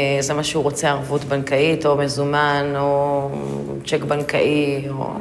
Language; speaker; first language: Hebrew; native; Hebrew